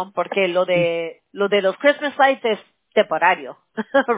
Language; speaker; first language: Spanish; early bilingual, heritage; Spanish